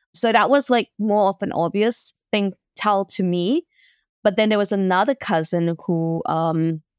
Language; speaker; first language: English; native; English